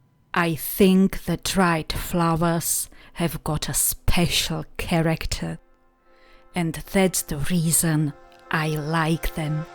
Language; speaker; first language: English; non-native, fluent; Czech